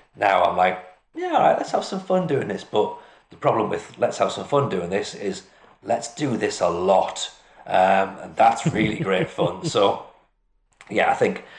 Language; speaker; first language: English; native; English